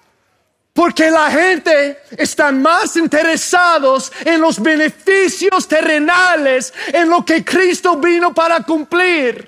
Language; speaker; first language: Spanish; non-native, fluent; English